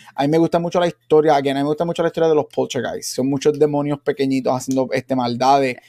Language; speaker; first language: Spanish; native; Spanish